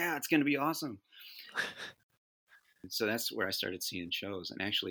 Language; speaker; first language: English; native; English